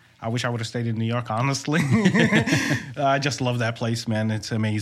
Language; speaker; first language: English; native; English